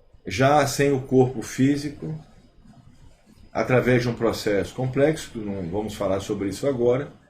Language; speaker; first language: Portuguese; native; Portuguese